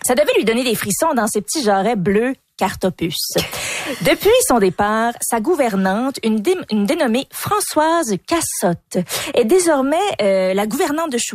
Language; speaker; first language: French; native; French